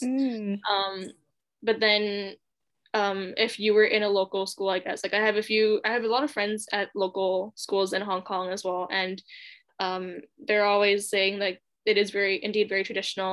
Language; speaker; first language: English; non-native, local second language; Cantonese